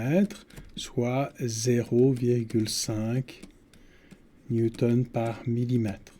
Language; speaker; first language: French; native; French